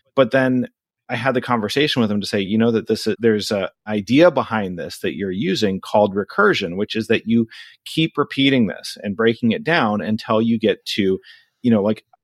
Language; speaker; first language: English; native; English